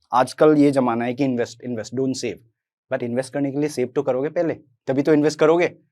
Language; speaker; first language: Hindi; non-native, local second language; Assamese